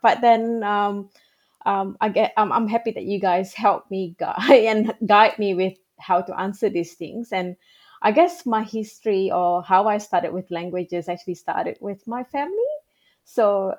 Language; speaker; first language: English; non-native, local second language; Malay